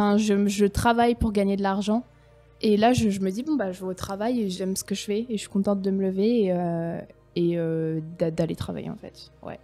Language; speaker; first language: French; native; French